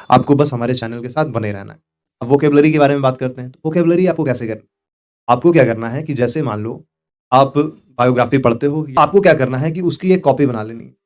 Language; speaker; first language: Hindi; native; Hindi